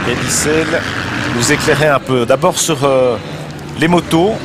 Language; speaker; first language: French; native; French